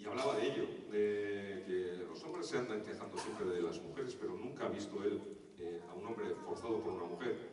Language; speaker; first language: Spanish; non-native, local second language; Basque